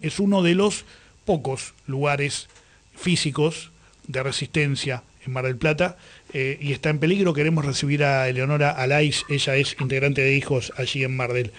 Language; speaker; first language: Spanish; native; Spanish